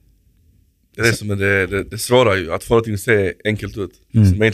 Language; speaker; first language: Swedish; native; Swedish